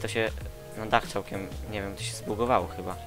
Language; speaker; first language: Polish; native; Polish